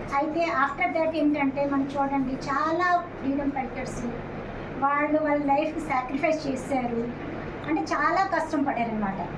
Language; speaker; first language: Telugu; non-native, local second language; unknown